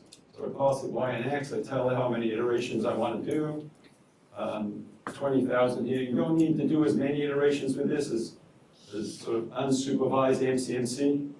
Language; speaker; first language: English; native; English